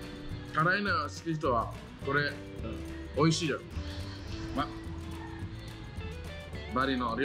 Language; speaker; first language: Japanese; non-native, learner; Indonesian